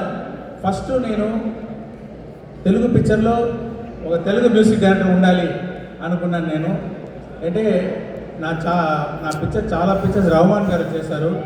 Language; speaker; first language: Telugu; non-native, local second language; Tamil